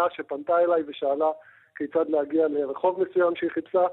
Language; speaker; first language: Hebrew; native; Hebrew